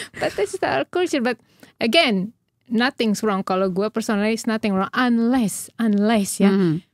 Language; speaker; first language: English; non-native, fluent; Indonesian